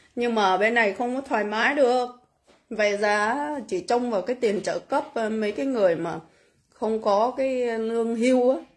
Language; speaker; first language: Vietnamese; native; Vietnamese